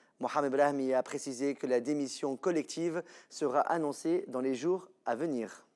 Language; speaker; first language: French; non-native, local second language; Arabic